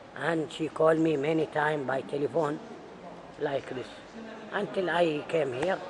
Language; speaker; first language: English; non-native, learner; Arabic